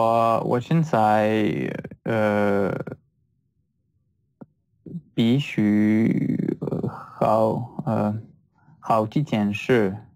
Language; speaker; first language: Chinese; non-native, learner; French